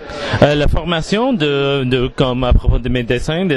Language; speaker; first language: French; non-native, learner; English